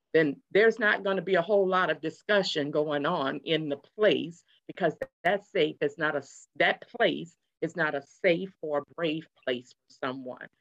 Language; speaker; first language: English; native; English